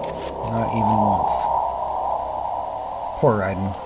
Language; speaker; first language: English; native; English